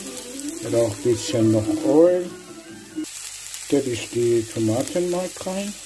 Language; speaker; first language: German; non-native, learner; Persian